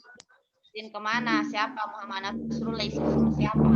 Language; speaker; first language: Indonesian; non-native, local second language; Buginese